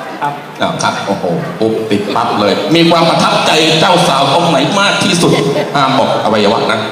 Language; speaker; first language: Thai; native; Thai